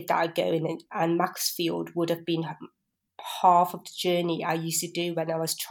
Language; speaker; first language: English; native; English